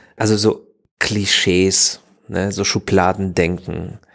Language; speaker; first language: German; non-native, fluent; Polish